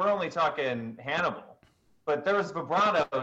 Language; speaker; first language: English; native; English